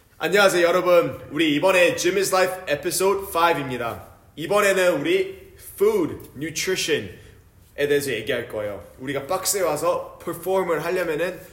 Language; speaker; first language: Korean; early bilingual, heritage; Korean